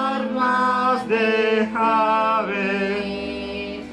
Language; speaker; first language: Spanish; native; Spanish